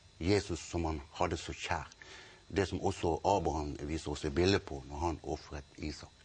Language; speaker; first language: Norwegian; native; Norwegian